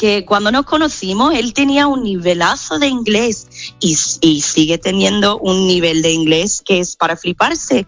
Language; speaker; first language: Spanish; non-native, fluent; English